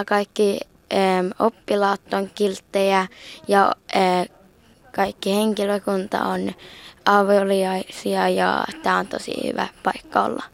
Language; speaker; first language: Finnish; early bilingual, heritage; Finnish